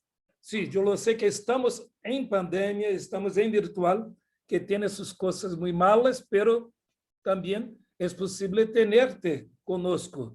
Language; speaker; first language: Spanish; non-native, learner; Portuguese